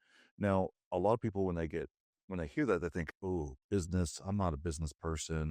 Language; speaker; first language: English; native; English